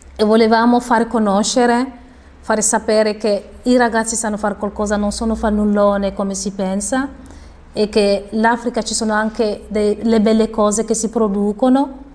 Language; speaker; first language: Italian; non-native, fluent; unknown